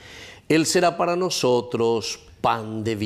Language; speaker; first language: Spanish; native; Spanish